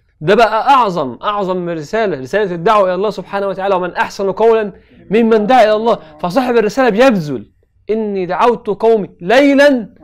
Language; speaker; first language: Arabic; native; Arabic